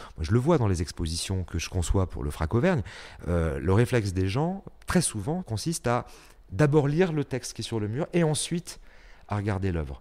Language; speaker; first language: French; native; French